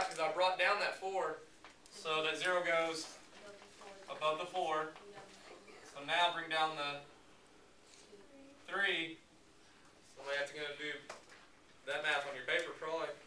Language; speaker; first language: English; native; English